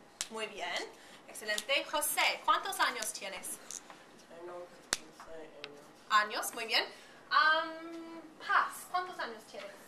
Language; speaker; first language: Spanish; non-native, fluent; English